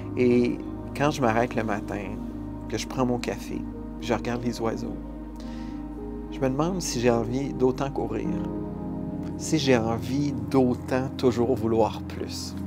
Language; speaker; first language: French; native; French